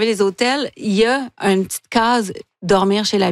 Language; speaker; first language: French; native; French